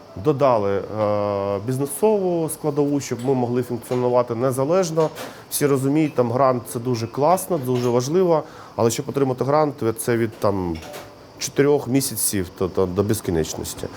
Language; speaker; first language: Ukrainian; native; Ukrainian